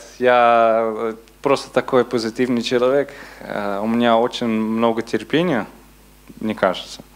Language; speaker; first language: Russian; non-native, learner; Dutch